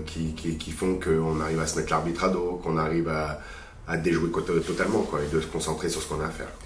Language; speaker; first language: French; native; French